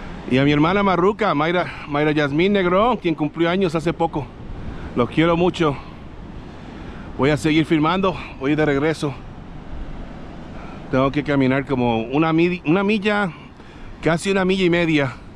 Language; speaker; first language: Spanish; native; Spanish